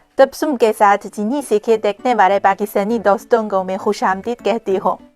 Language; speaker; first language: Urdu; non-native, fluent; Chinese